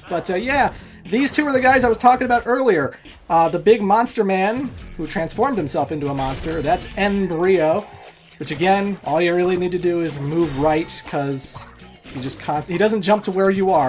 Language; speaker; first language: English; native; English